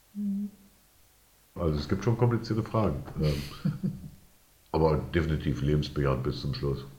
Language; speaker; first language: German; native; German